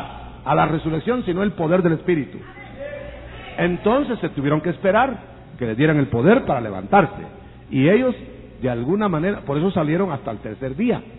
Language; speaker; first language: Spanish; native; Spanish